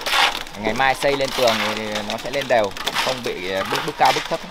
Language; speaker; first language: Vietnamese; native; Vietnamese